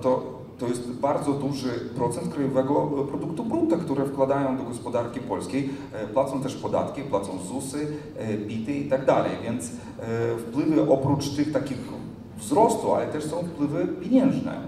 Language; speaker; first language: Polish; non-native, fluent; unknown